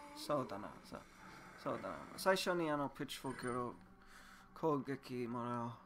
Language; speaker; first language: Japanese; non-native, learner; English